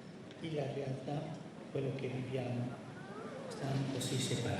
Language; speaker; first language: Italian; non-native, fluent; Spanish